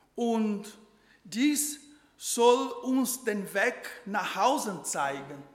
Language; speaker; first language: German; non-native, fluent; Portuguese